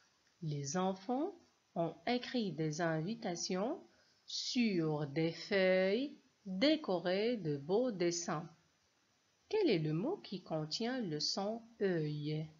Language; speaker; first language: French; non-native, local second language; Arabic